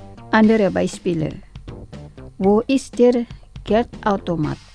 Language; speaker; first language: German; non-native, fluent; Indonesian